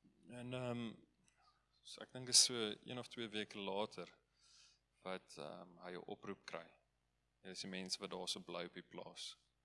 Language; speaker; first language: Afrikaans; non-native, fluent; Dutch